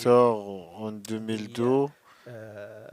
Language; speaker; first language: French; non-native, learner; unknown